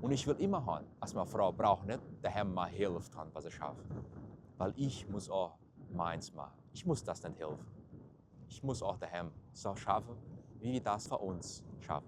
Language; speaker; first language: German; early bilingual, heritage; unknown